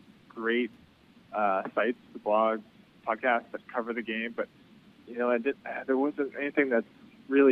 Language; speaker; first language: English; native; English